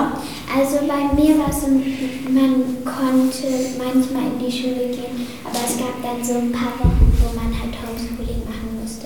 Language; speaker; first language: German; early bilingual, heritage; English